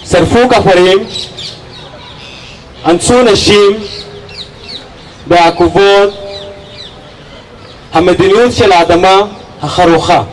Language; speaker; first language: Hebrew; non-native, fluent; Arabic